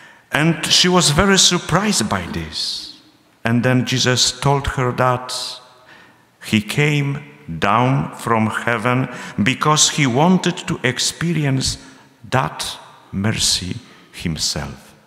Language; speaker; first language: English; non-native, fluent; Polish